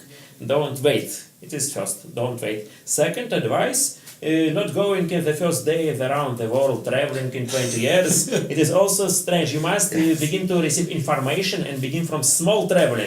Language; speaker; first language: English; non-native, learner; Russian